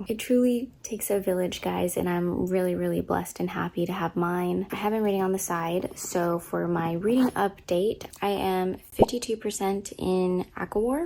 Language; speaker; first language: English; native; English